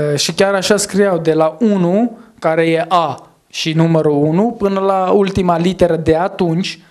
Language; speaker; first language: Romanian; non-native, fluent; Armenian